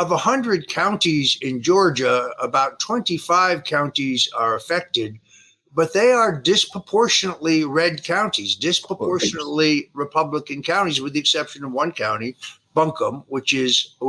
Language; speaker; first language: English; native; English